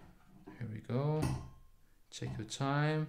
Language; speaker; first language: English; non-native, fluent; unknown